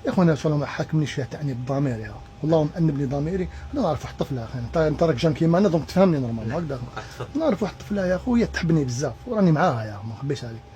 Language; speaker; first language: Arabic; native; Arabic